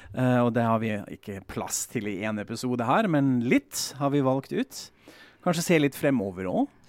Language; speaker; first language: Norwegian; non-native, fluent; German